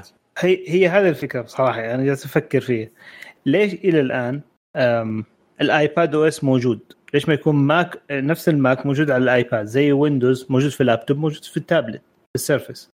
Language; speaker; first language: Arabic; native; Arabic